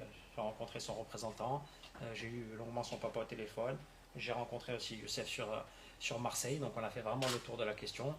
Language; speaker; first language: French; native; French